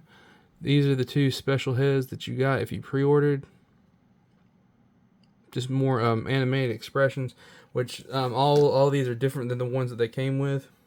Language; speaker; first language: English; native; English